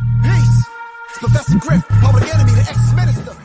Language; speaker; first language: English; native; English